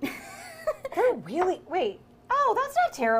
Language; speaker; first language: English; native; English